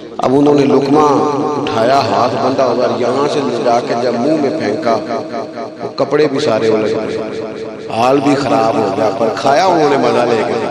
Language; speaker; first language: Urdu; non-native, local second language; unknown